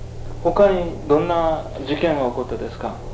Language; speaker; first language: Japanese; early bilingual, heritage; Japanese